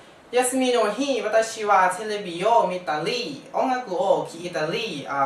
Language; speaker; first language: Japanese; non-native, learner; Thai